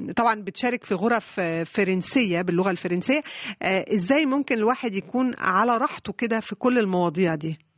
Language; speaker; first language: Arabic; native; Arabic